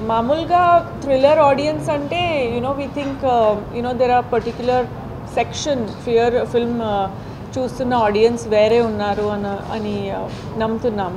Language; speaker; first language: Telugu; non-native, fluent; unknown